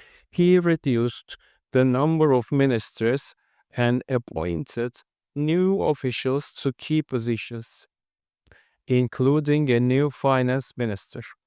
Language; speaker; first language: English; non-native, fluent; Turkish